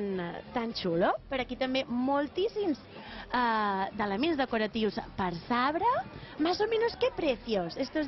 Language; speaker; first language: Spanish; non-native, local second language; Catalan